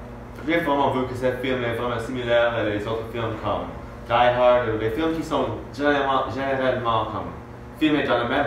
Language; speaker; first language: French; non-native, learner; English